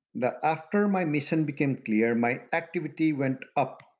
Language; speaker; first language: English; non-native, local second language; Maithili